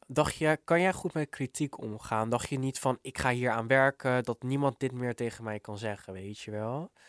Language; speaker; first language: Dutch; native; Dutch